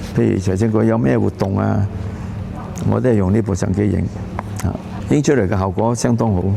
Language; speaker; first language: Cantonese; early bilingual, heritage; Cantonese